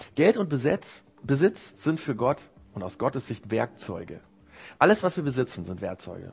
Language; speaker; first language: German; early bilingual, other home language; Japanese